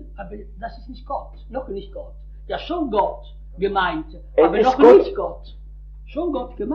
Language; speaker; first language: German; non-native, fluent; Italian